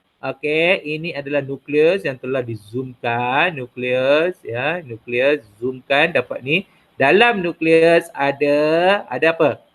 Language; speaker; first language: Malay; non-native, local second language; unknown